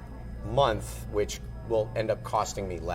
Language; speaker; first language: English; native; English